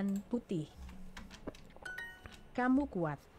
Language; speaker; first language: Indonesian; non-native, learner; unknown